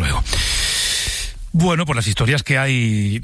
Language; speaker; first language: Spanish; native; Spanish